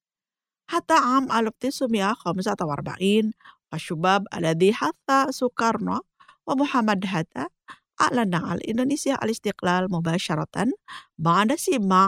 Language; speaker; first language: Arabic; non-native, fluent; Indonesian